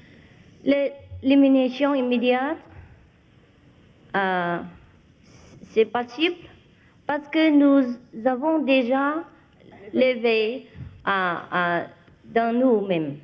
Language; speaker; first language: French; non-native, fluent; Vietnamese